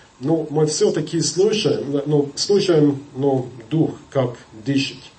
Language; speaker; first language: Russian; non-native, fluent; English